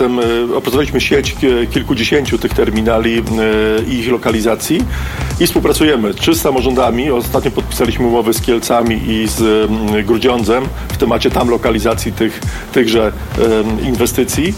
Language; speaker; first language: Polish; native; Polish